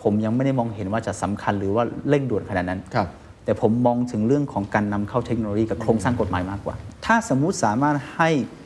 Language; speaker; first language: Thai; non-native, fluent; Chinese